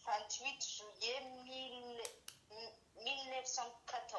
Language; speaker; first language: French; non-native, learner; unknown